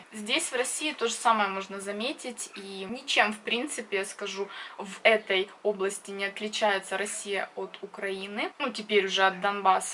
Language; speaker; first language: Russian; native; Russian